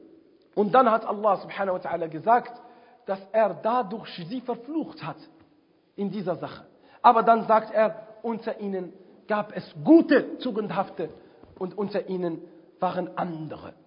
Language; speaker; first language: German; non-native, fluent; Arabic